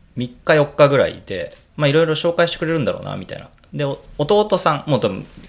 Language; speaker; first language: Japanese; native; Japanese